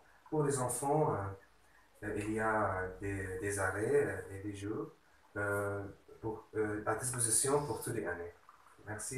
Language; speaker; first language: French; non-native, learner; Arabic